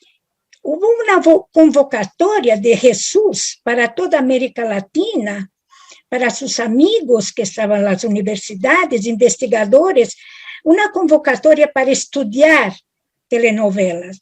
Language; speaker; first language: Spanish; non-native, fluent; Italian